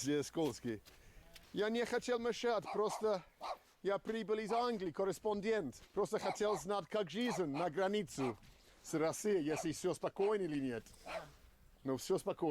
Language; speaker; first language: Russian; non-native, learner; English